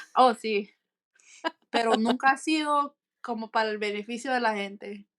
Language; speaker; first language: Spanish; early bilingual, heritage; Spanish